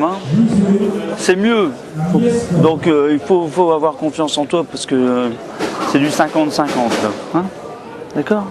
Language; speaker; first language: French; native; French